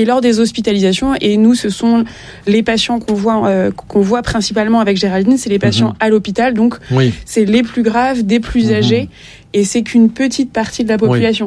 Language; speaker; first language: French; native; French